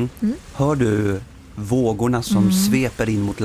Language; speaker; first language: Swedish; native; Swedish